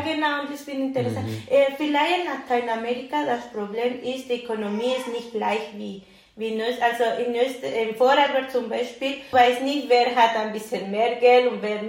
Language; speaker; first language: German; non-native, learner; Spanish